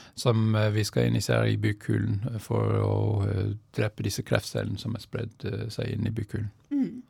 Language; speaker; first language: Norwegian; non-native, fluent; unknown